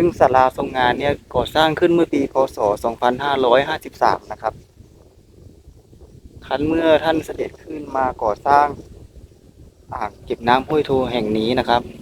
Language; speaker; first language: Thai; non-native, local second language; Northeastern Thai